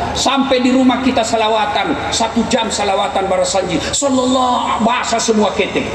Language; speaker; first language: Indonesian; non-native, local second language; Buginese